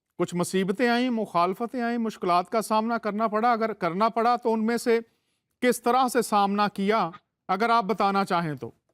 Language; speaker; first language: Urdu; native; Urdu